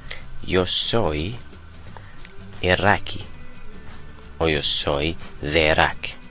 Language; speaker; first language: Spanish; non-native, fluent; Arabic